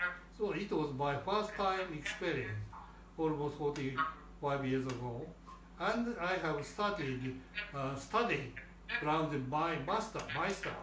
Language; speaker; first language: English; non-native, learner; Japanese